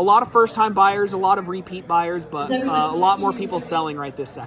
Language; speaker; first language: English; native; English